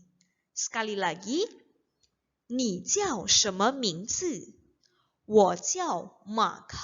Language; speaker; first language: Chinese; non-native, fluent; Indonesian